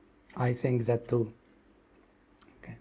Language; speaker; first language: English; non-native, local second language; Arabic